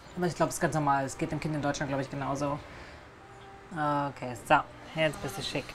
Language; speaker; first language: German; native; German